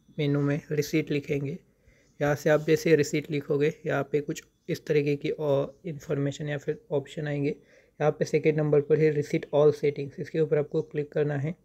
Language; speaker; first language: Hindi; native; Hindi